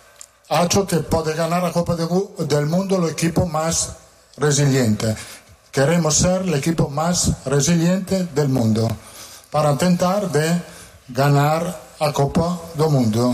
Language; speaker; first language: Portuguese; non-native, fluent; Italian